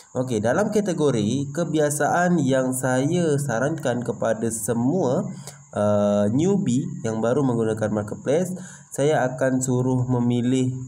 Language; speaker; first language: Malay; non-native, learner; Indonesian